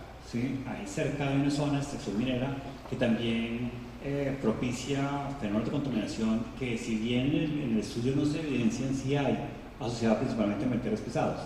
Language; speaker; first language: Spanish; native; Spanish